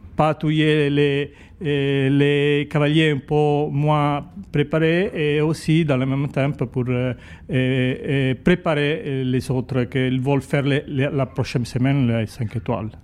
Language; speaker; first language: French; non-native, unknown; Italian